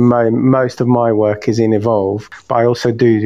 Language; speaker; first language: English; native; English